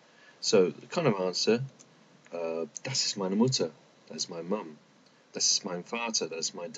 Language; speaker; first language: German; non-native, fluent; English